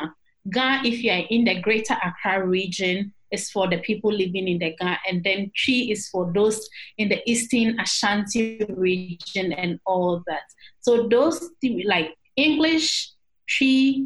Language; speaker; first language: English; non-native, local second language; Akan